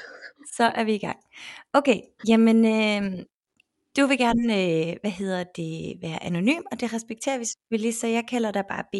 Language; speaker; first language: Danish; native; Danish